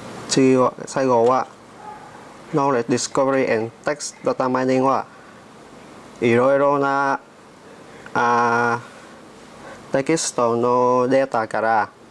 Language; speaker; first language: Japanese; non-native, learner; Vietnamese